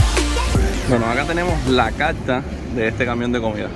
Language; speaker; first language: Spanish; native; Spanish